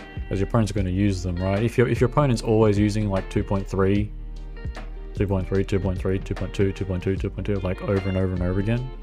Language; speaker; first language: English; native; English